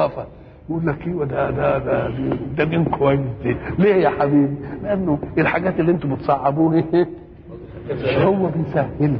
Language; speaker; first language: Arabic; native; Arabic